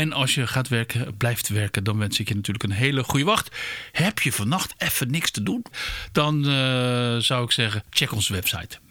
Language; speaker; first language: Dutch; native; Dutch